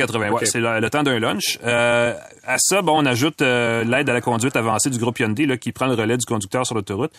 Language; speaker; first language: French; native; French